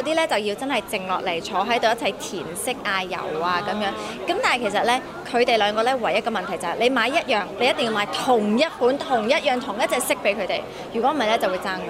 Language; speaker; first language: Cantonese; native; Cantonese